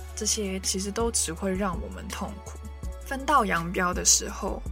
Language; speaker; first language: Chinese; non-native, local second language; Cantonese